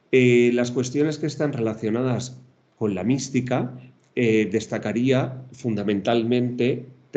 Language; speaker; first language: Spanish; native; Spanish